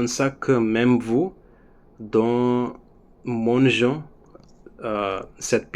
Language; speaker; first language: French; non-native, learner; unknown